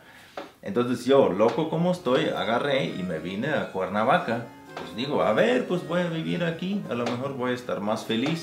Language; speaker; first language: Spanish; non-native, fluent; German